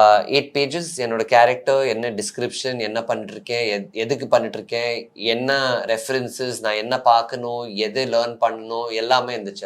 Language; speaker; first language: Tamil; non-native, fluent; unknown